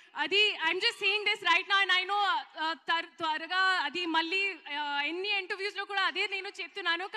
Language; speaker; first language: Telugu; non-native, learner; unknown